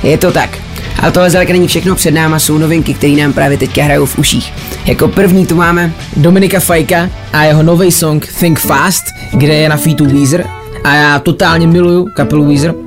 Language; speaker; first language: Czech; native; Czech